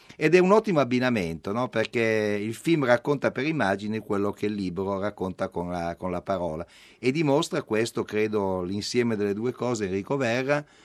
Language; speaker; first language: Italian; native; Italian